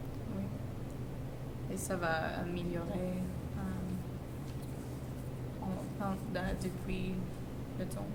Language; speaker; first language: French; non-native, learner; English